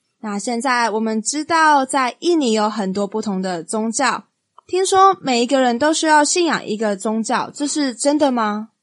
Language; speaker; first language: Chinese; native; Chinese